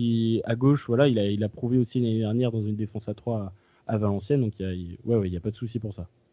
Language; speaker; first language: French; native; French